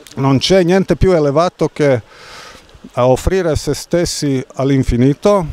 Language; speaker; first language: Italian; non-native, fluent; Croatian